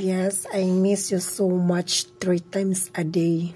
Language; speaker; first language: English; non-native, learner; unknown